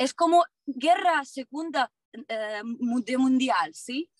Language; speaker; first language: Spanish; non-native, learner; Ukrainian